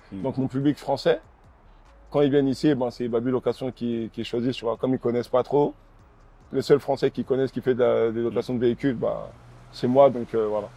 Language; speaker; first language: French; early bilingual, other home language; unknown